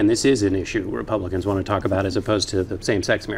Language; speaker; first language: English; native; English